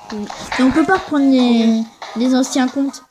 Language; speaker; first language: French; native; French